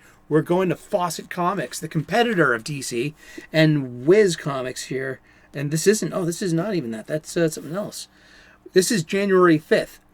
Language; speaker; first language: English; native; English